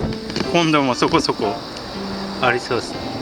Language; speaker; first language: Japanese; native; Japanese